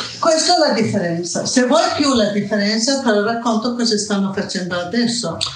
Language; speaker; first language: Italian; non-native, fluent; Persian